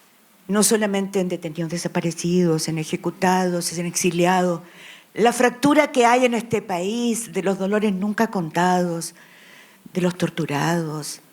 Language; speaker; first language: Spanish; native; Spanish